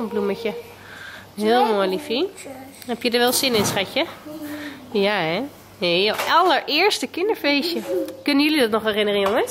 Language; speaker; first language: Dutch; native; Dutch